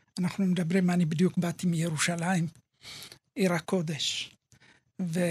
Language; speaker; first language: Hebrew; early bilingual, other home language; Amharic